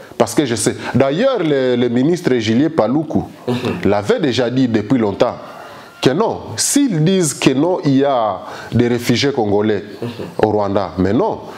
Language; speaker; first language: French; non-native, local second language; Swahili